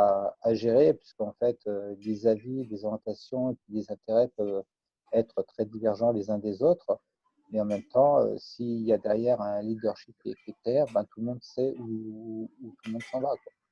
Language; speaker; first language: French; native; French